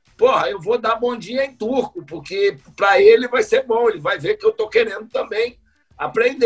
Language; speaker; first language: Portuguese; native; Portuguese